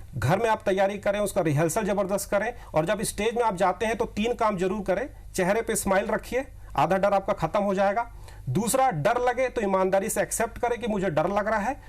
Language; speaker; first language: Hindi; native; Hindi